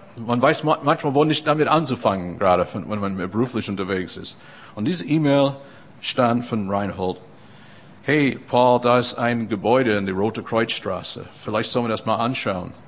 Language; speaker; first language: German; non-native, fluent; English